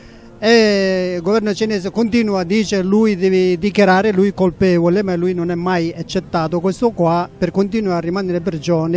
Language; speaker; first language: Italian; non-native, learner; Tibetan